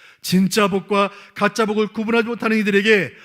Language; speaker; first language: Korean; native; Korean